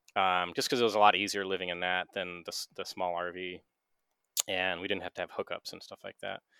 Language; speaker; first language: English; native; English